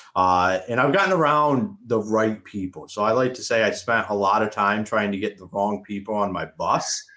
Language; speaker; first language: English; native; English